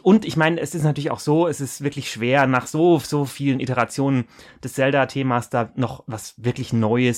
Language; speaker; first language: German; native; German